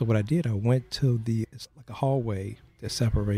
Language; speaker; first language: English; native; English